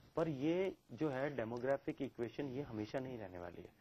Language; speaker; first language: Hindi; native; Hindi